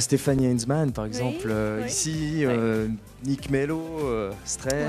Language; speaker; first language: French; native; French